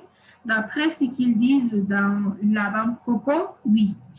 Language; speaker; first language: French; non-native, fluent; Spanish